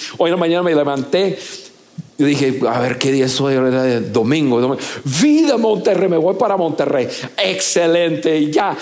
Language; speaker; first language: Spanish; non-native, fluent; English